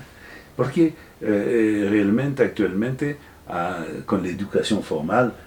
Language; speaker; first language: Spanish; non-native, fluent; French